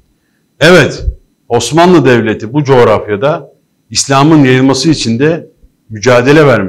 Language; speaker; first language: Turkish; native; Turkish